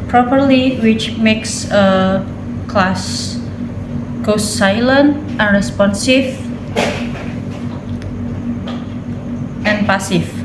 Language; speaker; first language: English; non-native, learner; Indonesian